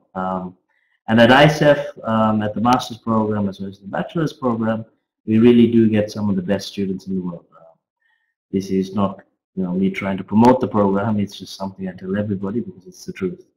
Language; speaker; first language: English; native; English